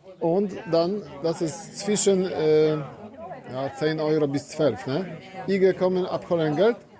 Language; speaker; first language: German; non-native, learner; Polish